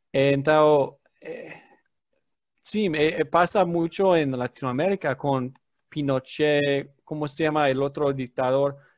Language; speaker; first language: Portuguese; non-native, learner; English